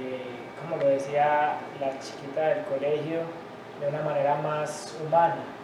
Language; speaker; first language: Spanish; native; Spanish